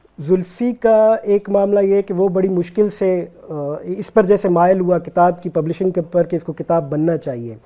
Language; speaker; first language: Urdu; non-native, local second language; Baluchi